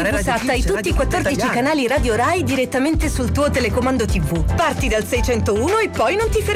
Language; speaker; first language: Italian; native; Italian